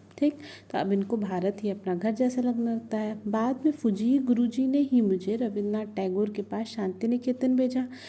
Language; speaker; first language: Hindi; native; Hindi